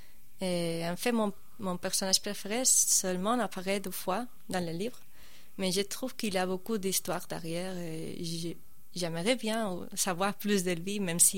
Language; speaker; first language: French; non-native, fluent; Spanish